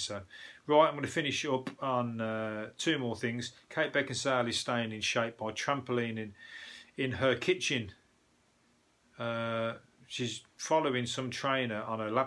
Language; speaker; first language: English; native; English